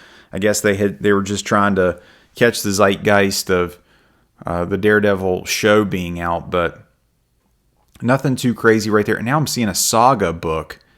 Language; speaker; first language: English; native; English